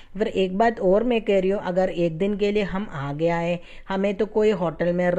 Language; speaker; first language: Hindi; non-native, fluent; Tamil